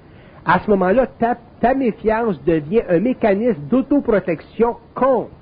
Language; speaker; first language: French; native; French